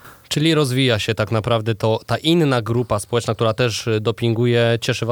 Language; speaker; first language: Polish; native; Polish